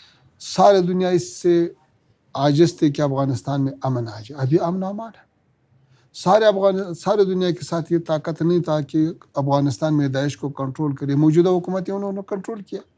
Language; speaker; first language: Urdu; non-native, fluent; Pashto